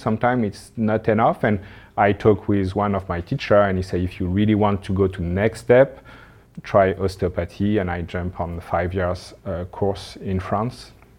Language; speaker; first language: English; non-native, learner; French